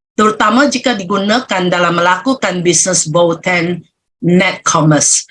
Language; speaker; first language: Malay; non-native, local second language; Chinese